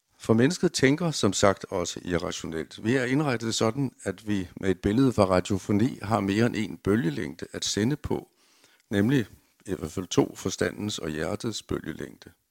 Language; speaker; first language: Danish; native; Danish